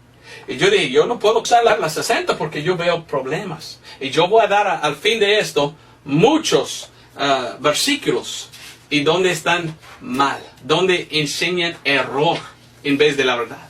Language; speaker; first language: Spanish; non-native, fluent; English